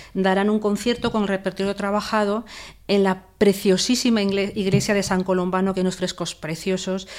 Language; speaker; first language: Spanish; native; Spanish